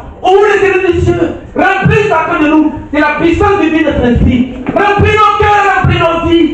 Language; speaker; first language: French; non-native, local second language; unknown